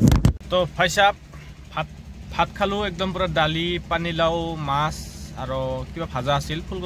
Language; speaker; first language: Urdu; non-native, local second language; Assamese